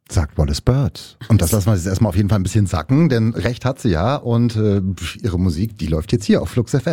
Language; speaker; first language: German; native; German